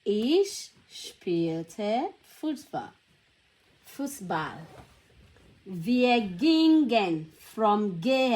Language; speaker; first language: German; non-native, fluent; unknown